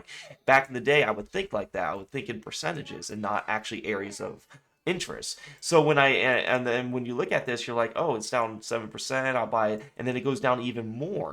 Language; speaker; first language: English; native; English